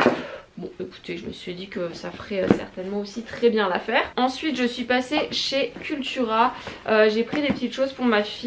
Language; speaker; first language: French; native; French